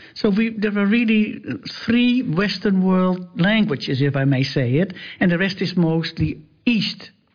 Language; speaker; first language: English; non-native, fluent; Dutch